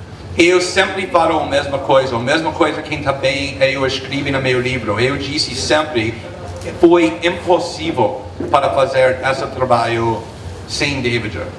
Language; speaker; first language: Portuguese; non-native, fluent; English